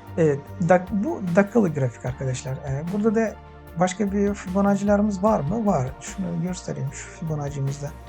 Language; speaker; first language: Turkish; non-native, fluent; Uzbek